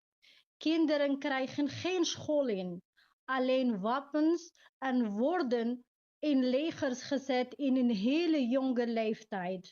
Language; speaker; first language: Dutch; non-native, learner; Arabic